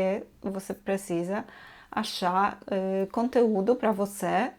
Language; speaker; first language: Portuguese; non-native, learner; Polish